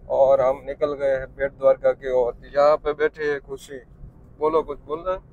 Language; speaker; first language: Hindi; non-native, local second language; Gujarati